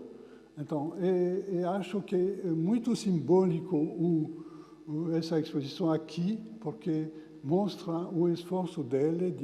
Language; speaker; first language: Portuguese; non-native, fluent; French